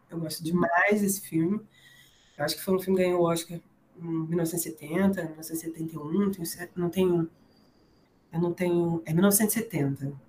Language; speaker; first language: Portuguese; native; Portuguese